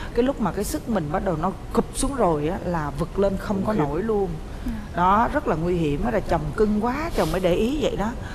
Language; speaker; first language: Vietnamese; native; Vietnamese